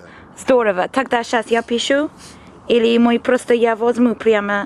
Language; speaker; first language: Russian; non-native, learner; English